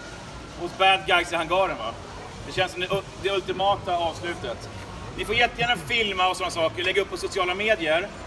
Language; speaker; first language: Swedish; native; Swedish